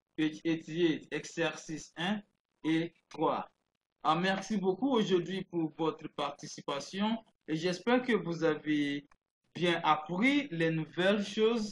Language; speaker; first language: French; non-native, fluent; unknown